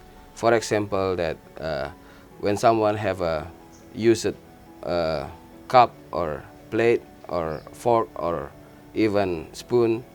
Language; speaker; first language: English; non-native, learner; Indonesian